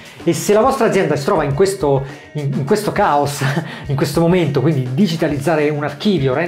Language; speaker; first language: Italian; native; Italian